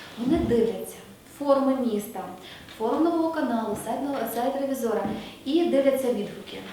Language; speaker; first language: Ukrainian; native; Ukrainian